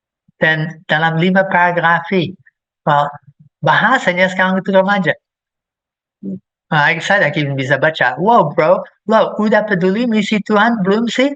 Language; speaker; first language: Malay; non-native, fluent; English